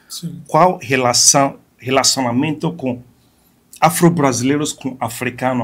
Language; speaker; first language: Portuguese; non-native, fluent; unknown